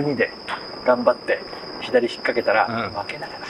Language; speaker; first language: Japanese; native; Japanese